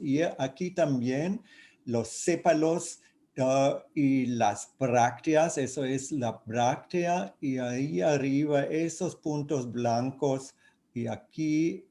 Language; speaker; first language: Spanish; non-native, fluent; German